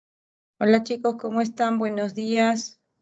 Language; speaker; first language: Spanish; native; Spanish